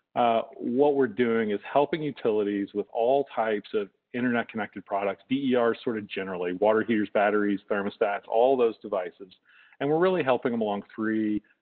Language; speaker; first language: English; native; English